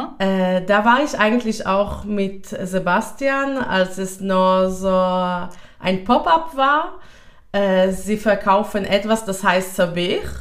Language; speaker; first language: German; non-native, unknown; Hebrew